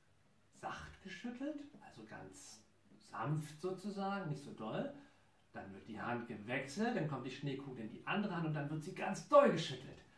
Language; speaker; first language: German; native; German